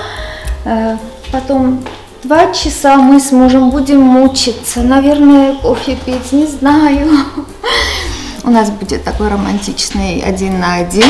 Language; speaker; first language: Russian; non-native, local second language; Armenian